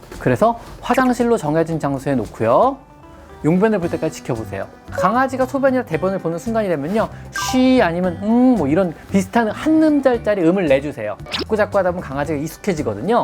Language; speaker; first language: Korean; native; Korean